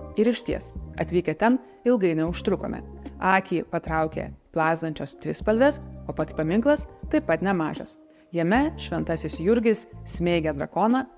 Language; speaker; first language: Lithuanian; native; Lithuanian